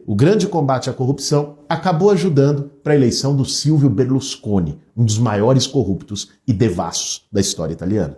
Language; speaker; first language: Portuguese; native; Portuguese